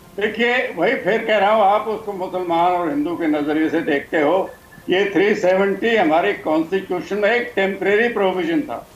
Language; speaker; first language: Hindi; native; Hindi